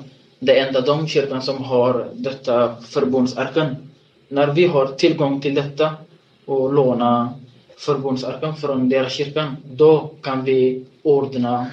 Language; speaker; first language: Swedish; non-native, fluent; Tigrinya